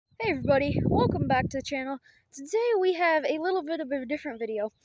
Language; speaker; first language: English; native; English